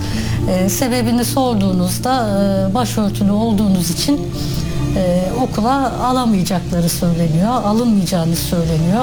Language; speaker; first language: Turkish; native; Turkish